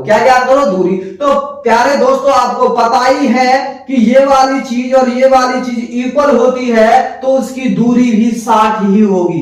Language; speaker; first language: Hindi; native; Hindi